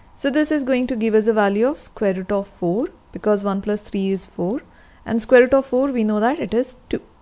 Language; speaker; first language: English; non-native, local second language; Hindi